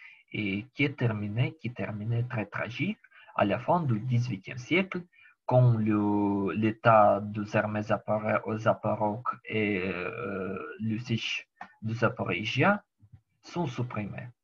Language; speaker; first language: French; non-native, learner; Ukrainian